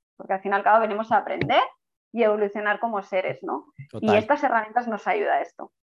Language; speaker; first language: Spanish; native; Spanish